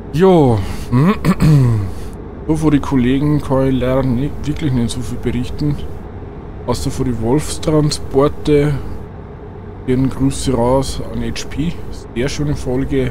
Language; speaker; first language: German; native; German